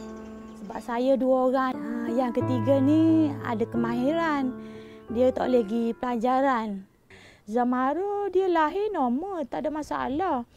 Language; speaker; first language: Malay; native; Malay